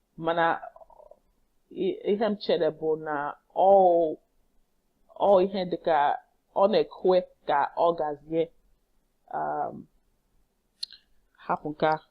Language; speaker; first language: Igbo; non-native, learner; English